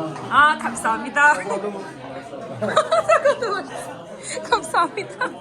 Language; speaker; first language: Korean; non-native, learner; English